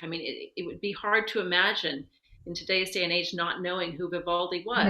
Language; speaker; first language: English; native; English